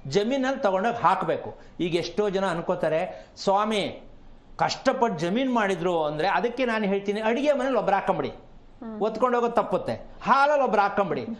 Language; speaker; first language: Kannada; native; Kannada